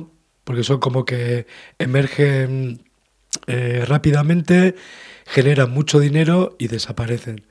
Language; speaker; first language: Spanish; native; Spanish